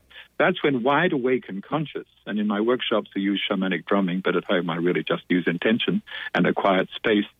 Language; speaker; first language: English; native; English